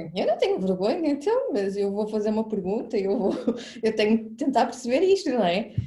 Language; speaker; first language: Portuguese; native; Portuguese